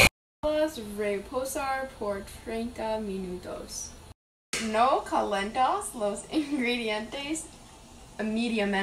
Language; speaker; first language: Spanish; non-native, learner; English